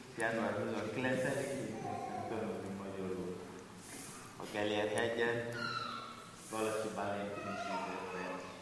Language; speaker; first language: Hungarian; non-native, learner; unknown